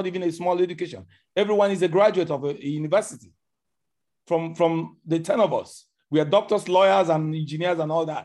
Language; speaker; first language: English; non-native, local second language; Igbo